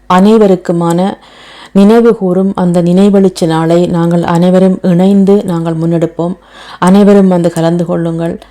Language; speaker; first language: Tamil; native; Tamil